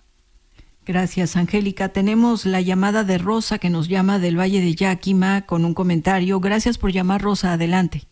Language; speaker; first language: Spanish; native; Spanish